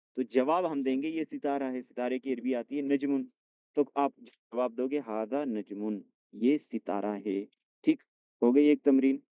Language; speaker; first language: Urdu; non-native, local second language; Punjabi